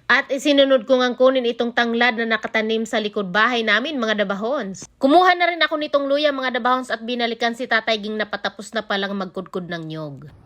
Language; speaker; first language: Filipino; non-native, local second language; Bikol